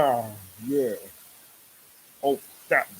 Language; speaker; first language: English; native; English